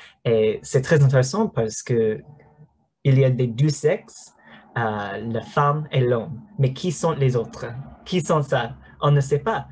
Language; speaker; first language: French; non-native, learner; English